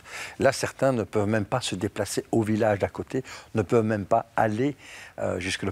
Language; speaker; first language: French; native; French